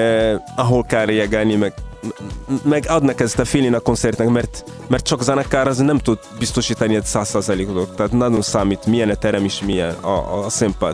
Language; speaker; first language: Hungarian; non-native, fluent; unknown